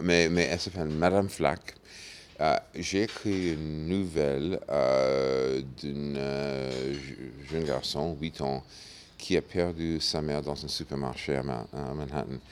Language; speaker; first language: French; non-native, fluent; English